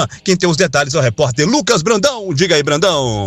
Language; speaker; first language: Portuguese; native; Portuguese